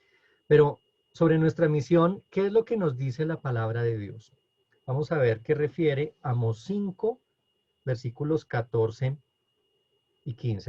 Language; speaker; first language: Spanish; native; Spanish